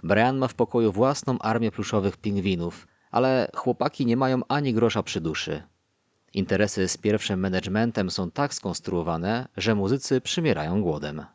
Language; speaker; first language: Polish; native; Polish